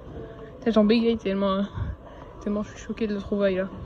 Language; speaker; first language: French; native; French